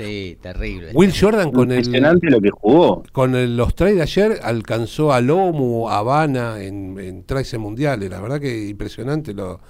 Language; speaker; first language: Spanish; native; Spanish